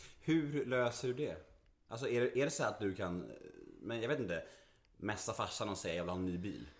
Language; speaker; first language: Swedish; native; Swedish